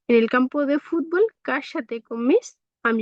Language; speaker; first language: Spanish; non-native, fluent; Bangla